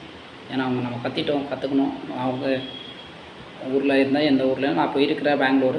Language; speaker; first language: Tamil; non-native, learner; Hindi